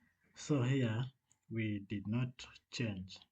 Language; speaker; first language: English; non-native, fluent; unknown